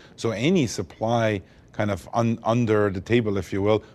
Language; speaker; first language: English; early bilingual, other home language; Armenian